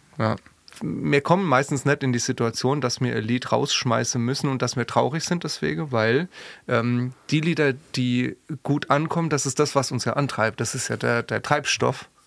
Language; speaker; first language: German; native; German